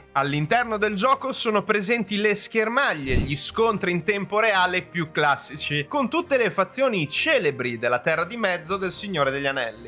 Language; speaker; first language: Italian; native; Italian